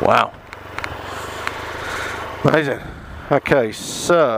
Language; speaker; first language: English; native; English